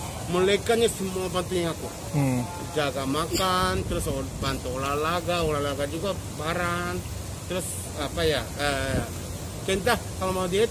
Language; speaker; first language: Indonesian; non-native, fluent; Japanese